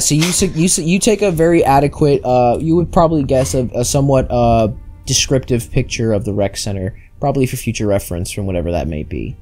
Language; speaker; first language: English; native; English